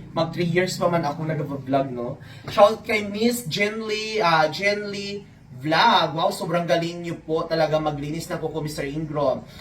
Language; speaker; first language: Filipino; non-native, local second language; Cebuano